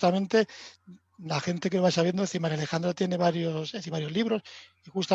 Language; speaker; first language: Spanish; native; Spanish